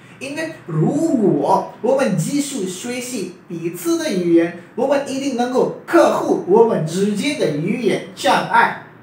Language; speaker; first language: Chinese; non-native, fluent; Urdu